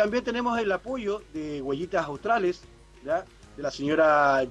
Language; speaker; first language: Spanish; native; Spanish